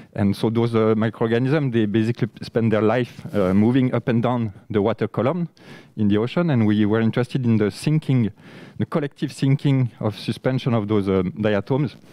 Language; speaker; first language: English; non-native, fluent; French